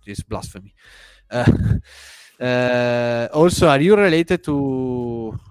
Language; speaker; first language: English; non-native, fluent; Italian